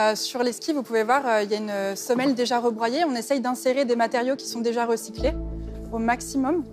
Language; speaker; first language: French; native; French